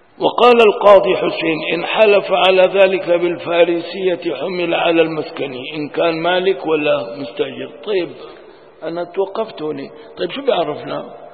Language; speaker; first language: Arabic; non-native, local second language; Kurdish